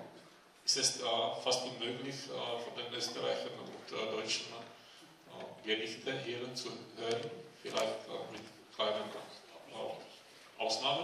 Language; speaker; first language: German; non-native, fluent; Czech